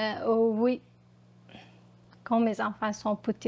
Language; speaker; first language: French; non-native, learner; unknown